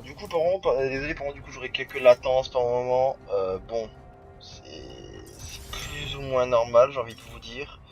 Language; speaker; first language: French; native; French